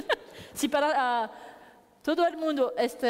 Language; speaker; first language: Spanish; non-native, learner; French